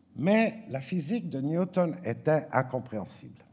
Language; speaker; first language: French; native; French